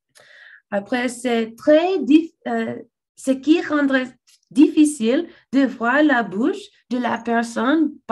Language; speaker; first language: French; non-native, learner; English